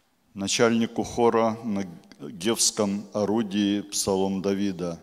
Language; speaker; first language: Polish; non-native, learner; Russian